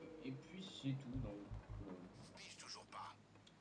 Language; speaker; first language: French; native; French